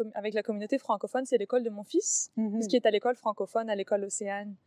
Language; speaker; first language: French; native; French